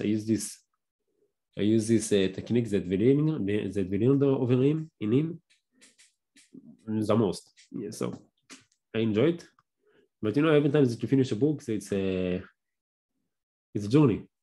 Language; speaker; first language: English; non-native, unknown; Hebrew